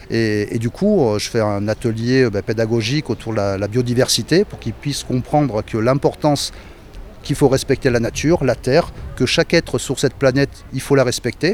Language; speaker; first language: French; native; French